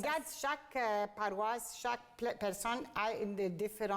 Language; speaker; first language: French; non-native, fluent; Greek